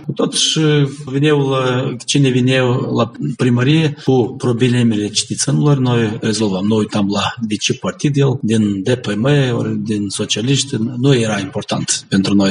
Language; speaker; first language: Romanian; non-native, local second language; Gagauz